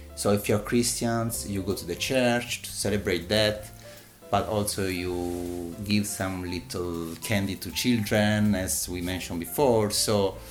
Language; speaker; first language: English; non-native, learner; Italian